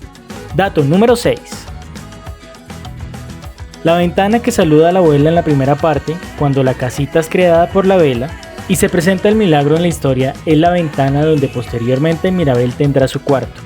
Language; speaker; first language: Spanish; native; Spanish